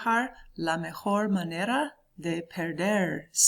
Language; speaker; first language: Spanish; non-native, fluent; English